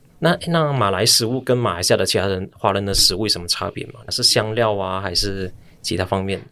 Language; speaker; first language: Chinese; native; Chinese